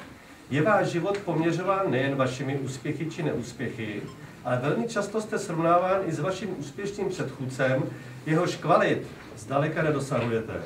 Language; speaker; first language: Czech; native; Czech